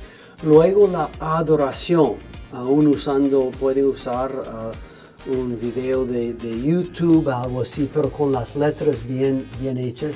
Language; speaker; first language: Spanish; non-native, fluent; English